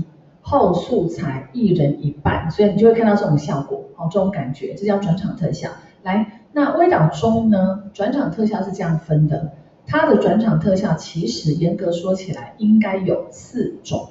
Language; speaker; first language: Chinese; native; Chinese